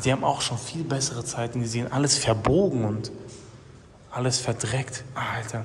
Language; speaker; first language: German; native; German